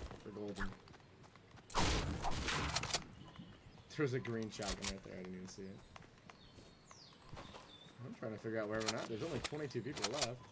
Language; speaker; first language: English; native; English